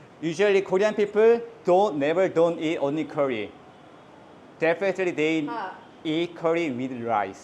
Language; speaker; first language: English; non-native, learner; Korean